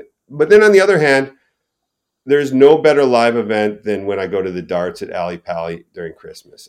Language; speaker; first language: English; native; English